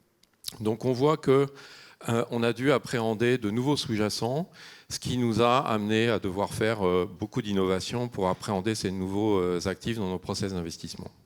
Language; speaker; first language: French; native; French